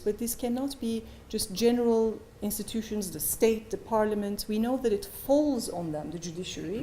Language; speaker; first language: English; non-native, fluent; Turkish